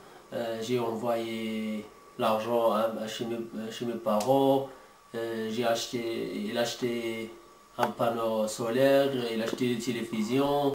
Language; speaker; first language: French; non-native, learner; Arabic